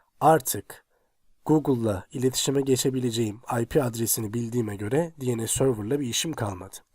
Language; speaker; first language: Turkish; native; Turkish